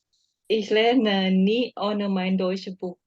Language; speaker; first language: German; non-native, learner; Indonesian